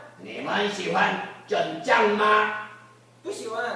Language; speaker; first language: Chinese; non-native, learner; Korean